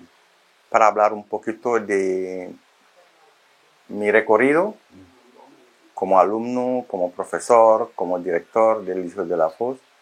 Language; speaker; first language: Spanish; non-native, fluent; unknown